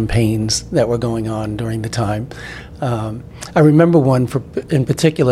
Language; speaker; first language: English; native; English